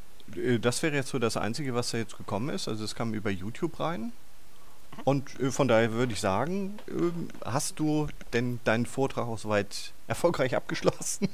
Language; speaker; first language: German; native; German